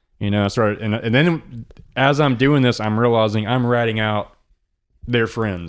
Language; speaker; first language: English; native; English